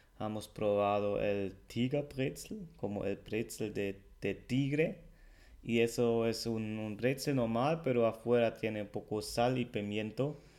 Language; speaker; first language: Spanish; non-native, fluent; German